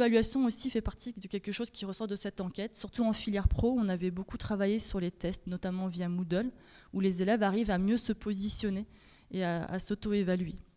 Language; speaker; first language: French; native; French